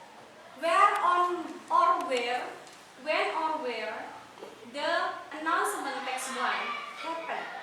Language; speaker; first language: English; non-native, fluent; Indonesian